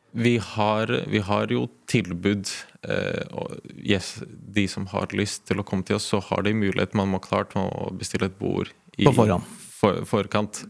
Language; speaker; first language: Norwegian; non-native, fluent; Latvian